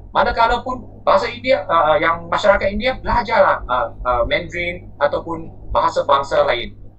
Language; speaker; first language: Malay; non-native, local second language; Chinese